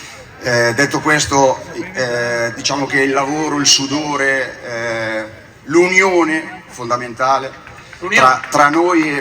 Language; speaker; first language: Italian; native; Italian